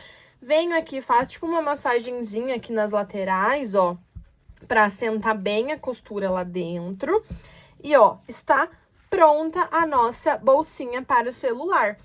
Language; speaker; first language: Portuguese; native; Portuguese